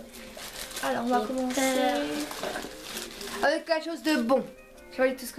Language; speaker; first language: French; early bilingual, other home language; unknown